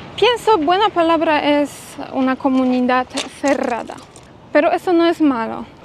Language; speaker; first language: Spanish; non-native, fluent; Polish